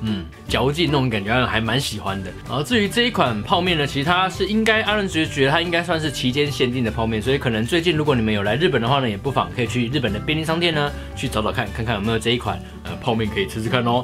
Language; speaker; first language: Chinese; native; Chinese